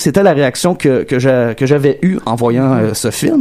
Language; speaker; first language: French; native; French